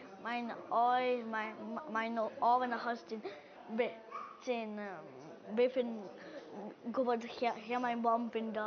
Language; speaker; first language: Welsh; early bilingual, other home language; Ukrainian